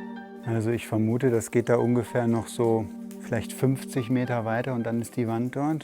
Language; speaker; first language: German; native; German